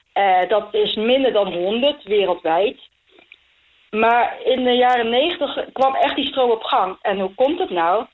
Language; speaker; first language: Dutch; early bilingual, other home language; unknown